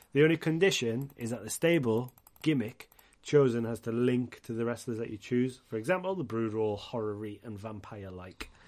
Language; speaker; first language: English; native; English